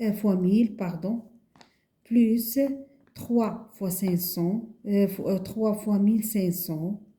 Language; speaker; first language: French; non-native, local second language; Arabic